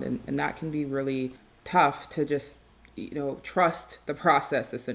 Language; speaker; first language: English; native; English